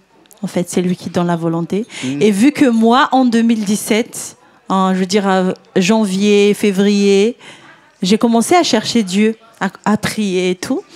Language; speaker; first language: French; non-native, local second language; Malagasy